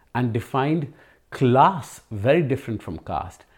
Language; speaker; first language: English; non-native, local second language; Hindi